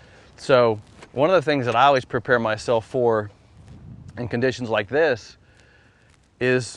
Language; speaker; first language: English; native; English